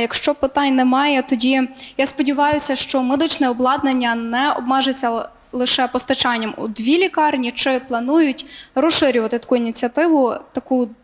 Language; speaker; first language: Ukrainian; native; Ukrainian